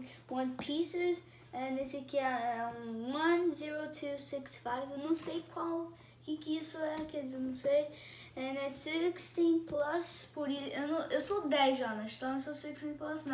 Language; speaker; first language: Portuguese; early bilingual, heritage; Portuguese